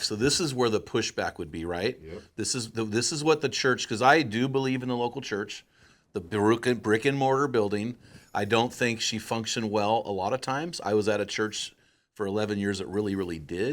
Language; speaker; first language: English; native; English